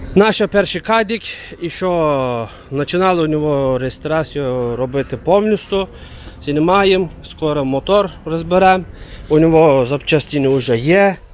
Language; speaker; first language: Ukrainian; early bilingual, heritage; Turkish